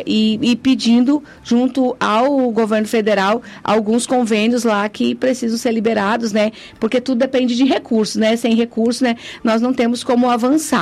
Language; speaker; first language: Portuguese; native; Portuguese